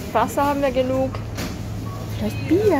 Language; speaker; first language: German; non-native, fluent; Korean